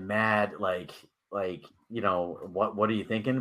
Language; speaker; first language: English; native; English